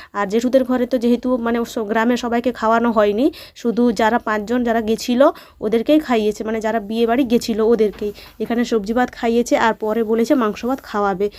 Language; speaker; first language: Bangla; native; Bangla